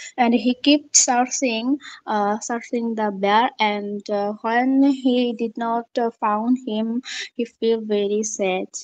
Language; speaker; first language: English; non-native, learner; Bangla